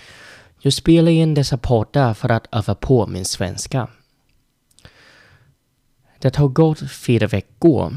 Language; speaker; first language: Swedish; non-native, learner; Vietnamese